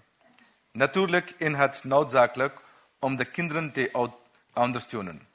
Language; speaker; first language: Dutch; non-native, learner; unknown